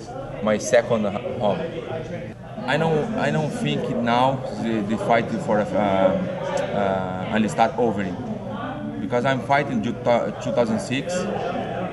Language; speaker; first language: English; non-native, learner; Portuguese